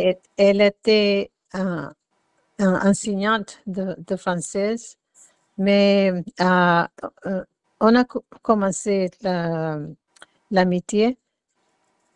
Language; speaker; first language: French; non-native, learner; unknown